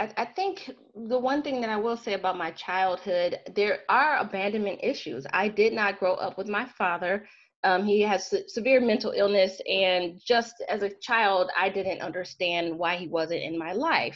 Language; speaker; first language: English; native; English